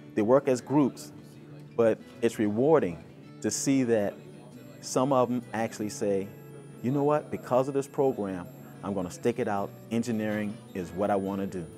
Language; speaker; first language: English; native; English